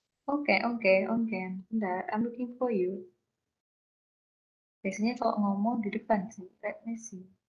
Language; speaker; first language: English; non-native, fluent; Javanese